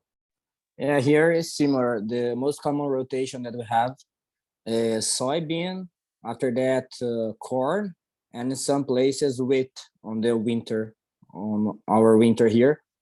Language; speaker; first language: English; non-native, learner; Portuguese